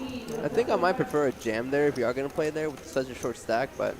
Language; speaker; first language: English; native; English